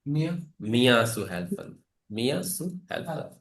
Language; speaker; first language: German; non-native, fluent; Hindi